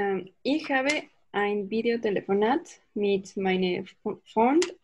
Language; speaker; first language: German; non-native, learner; Spanish